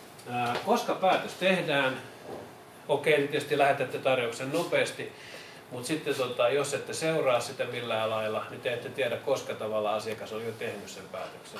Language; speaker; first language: Finnish; native; Finnish